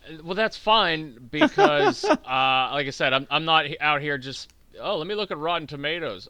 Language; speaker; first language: English; native; English